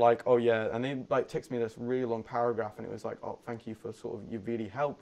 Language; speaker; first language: English; native; English